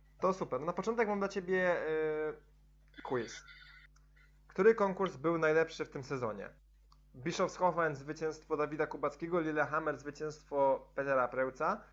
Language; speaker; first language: Polish; native; Polish